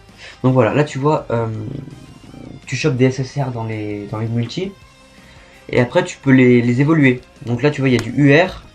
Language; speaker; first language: French; native; French